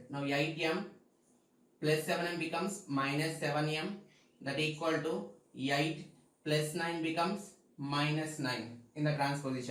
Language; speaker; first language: English; non-native, local second language; Telugu